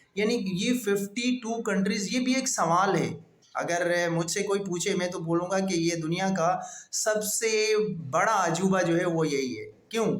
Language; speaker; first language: Urdu; non-native, local second language; Sindhi